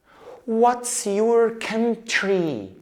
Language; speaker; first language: English; non-native, fluent; Arabic